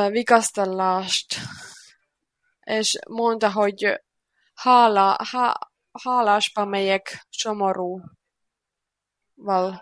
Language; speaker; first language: Hungarian; non-native, learner; Finnish